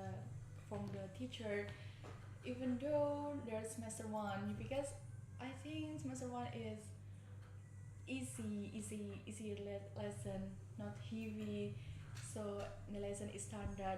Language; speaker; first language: English; non-native, learner; Indonesian